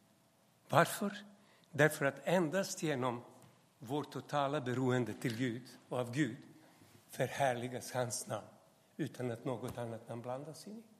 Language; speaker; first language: Swedish; non-native, fluent; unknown